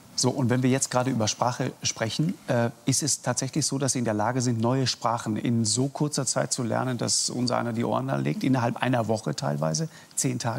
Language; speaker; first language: German; native; German